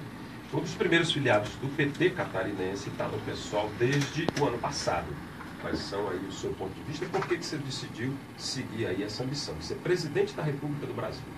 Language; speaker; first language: Portuguese; native; Portuguese